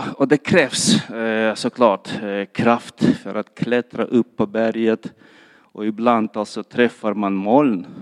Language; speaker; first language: Swedish; non-native, fluent; Kyrgyz